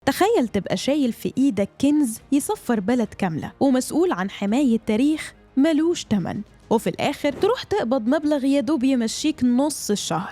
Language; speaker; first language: Arabic; native; Arabic